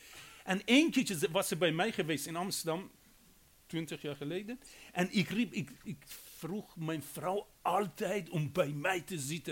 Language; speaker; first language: Dutch; non-native, fluent; Persian